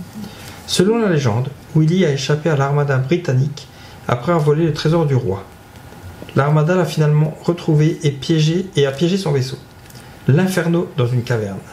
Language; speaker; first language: French; native; French